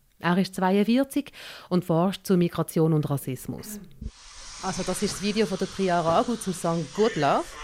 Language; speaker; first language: German; early bilingual, other home language; Malayalam